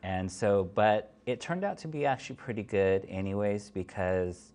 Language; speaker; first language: English; native; English